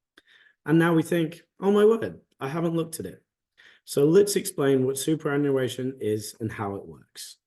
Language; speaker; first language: English; native; English